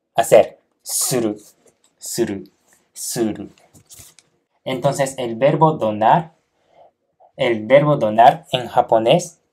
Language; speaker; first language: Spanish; non-native, fluent; Japanese